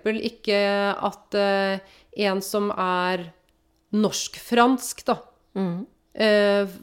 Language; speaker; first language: Norwegian; native; Norwegian